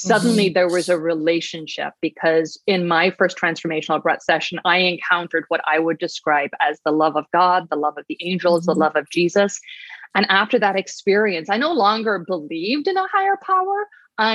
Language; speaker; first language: English; native; English